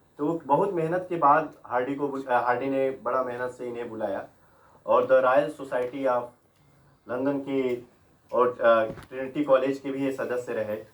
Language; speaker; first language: Hindi; native; Hindi